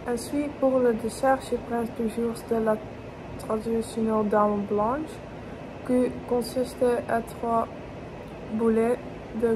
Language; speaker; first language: French; non-native, learner; Dutch